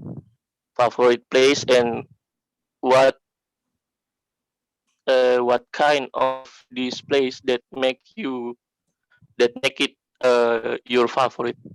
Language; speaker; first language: English; non-native, learner; Indonesian